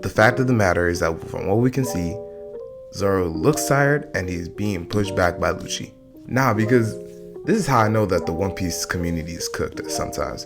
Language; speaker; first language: English; native; English